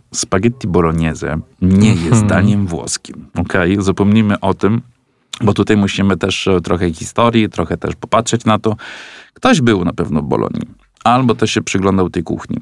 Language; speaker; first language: Polish; non-native, fluent; Italian